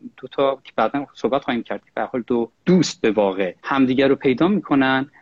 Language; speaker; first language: Persian; native; Persian